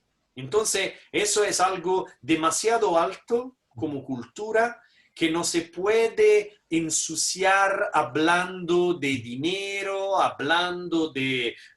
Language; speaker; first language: Spanish; non-native, fluent; Italian